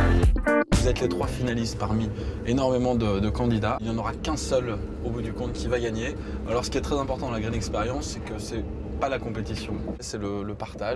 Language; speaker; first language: French; native; French